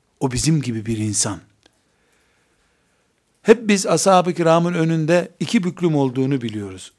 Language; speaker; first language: Turkish; native; Turkish